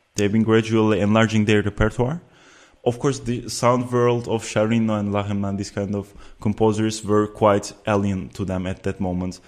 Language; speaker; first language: English; non-native, fluent; Turkish